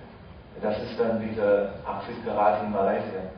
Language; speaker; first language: German; non-native, fluent; Chinese